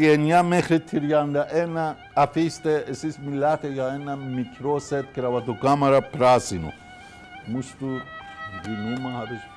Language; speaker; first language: Greek; non-native, fluent; Persian